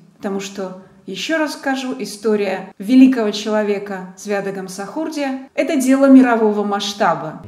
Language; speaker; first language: Russian; non-native, local second language; Georgian